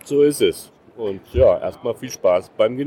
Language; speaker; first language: German; native; German